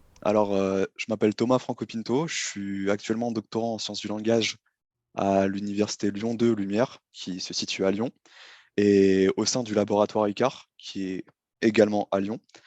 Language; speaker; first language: French; native; French